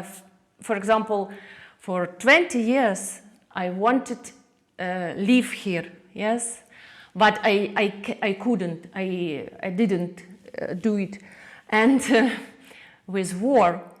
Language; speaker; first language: English; non-native, learner; Russian